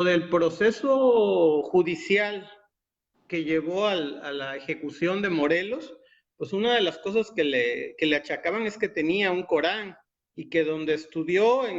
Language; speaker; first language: Spanish; native; Spanish